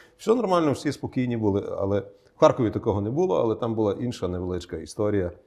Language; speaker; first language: Ukrainian; native; Ukrainian